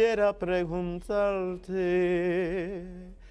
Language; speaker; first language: Spanish; early bilingual, heritage; Spanish